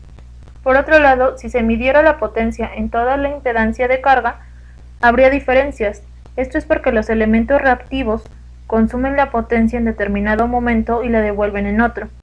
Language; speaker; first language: Spanish; native; Spanish